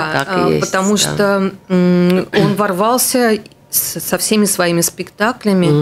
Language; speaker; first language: Russian; native; Russian